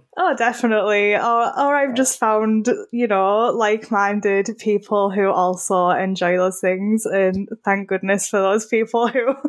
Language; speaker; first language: English; native; English